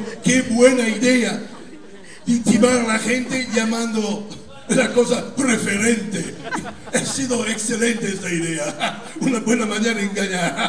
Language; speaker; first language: Spanish; non-native, fluent; Italian